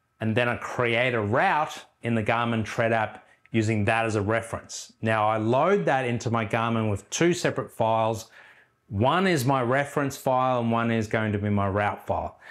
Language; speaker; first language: English; native; English